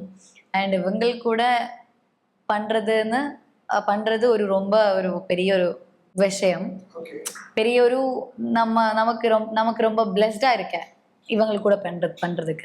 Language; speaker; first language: Tamil; non-native, learner; Malayalam